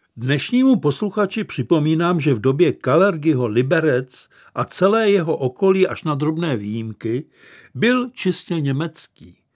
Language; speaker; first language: Czech; native; Czech